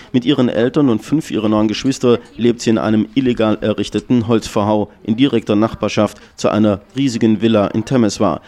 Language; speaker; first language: German; native; German